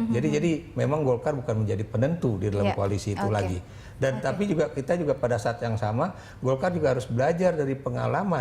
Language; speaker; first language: Indonesian; native; Indonesian